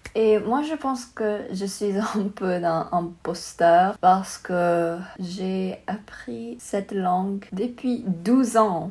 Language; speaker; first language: French; non-native, learner; Chinese